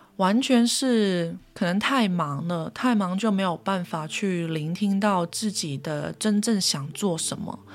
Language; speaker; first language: Chinese; non-native, local second language; Cantonese